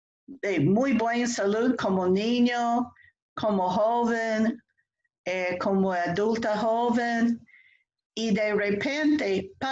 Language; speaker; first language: Spanish; non-native, fluent; English